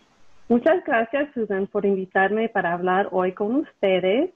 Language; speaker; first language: Spanish; early bilingual, heritage; Spanish